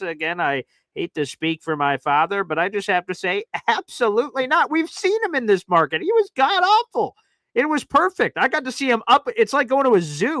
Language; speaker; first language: English; native; English